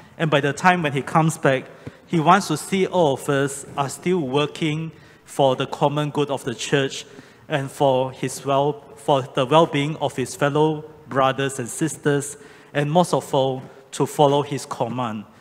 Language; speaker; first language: English; non-native, local second language; Chinese